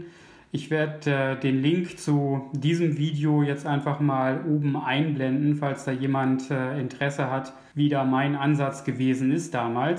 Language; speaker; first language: German; native; German